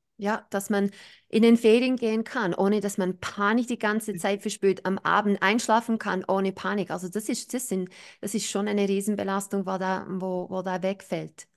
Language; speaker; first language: German; non-native, fluent; English